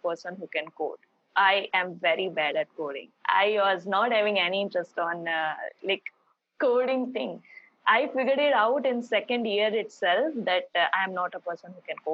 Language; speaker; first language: English; non-native, local second language; Hindi